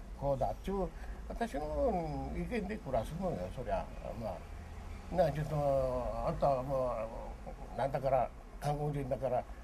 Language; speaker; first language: Japanese; early bilingual, other home language; Korean